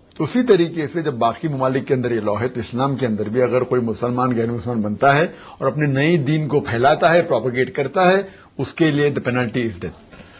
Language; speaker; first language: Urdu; non-native, local second language; Konkani